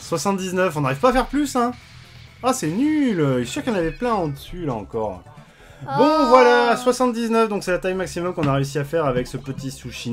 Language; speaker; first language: French; native; French